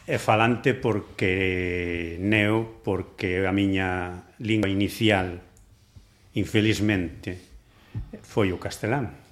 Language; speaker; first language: Galician; non-native, local second language; Spanish